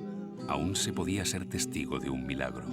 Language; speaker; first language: Spanish; native; Spanish